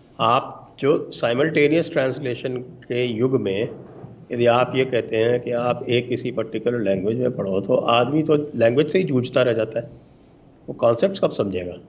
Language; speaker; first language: Hindi; native; Hindi